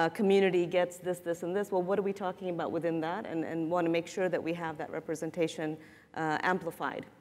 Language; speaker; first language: English; native; English